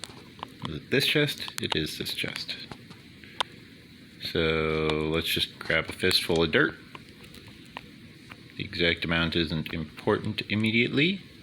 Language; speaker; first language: English; native; English